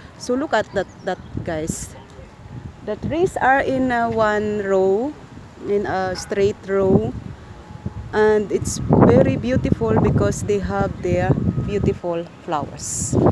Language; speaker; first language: English; non-native, local second language; Filipino